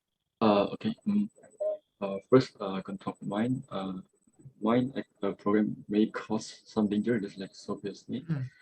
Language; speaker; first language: English; non-native, learner; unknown